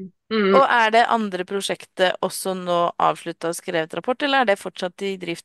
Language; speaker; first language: Norwegian; native; Norwegian